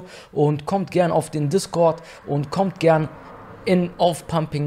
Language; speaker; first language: German; native; German